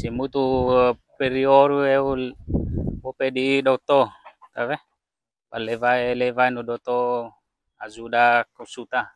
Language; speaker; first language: Portuguese; non-native, learner; Vietnamese